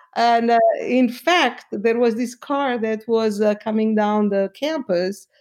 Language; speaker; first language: English; non-native, fluent; Portuguese